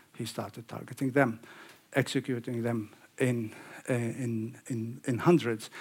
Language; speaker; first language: English; non-native, fluent; Arabic